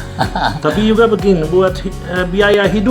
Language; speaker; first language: Indonesian; non-native, fluent; Dutch